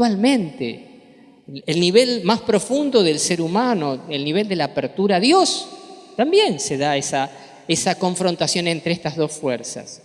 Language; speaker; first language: Spanish; native; Spanish